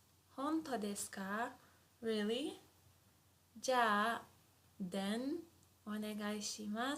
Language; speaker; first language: Japanese; non-native, fluent; English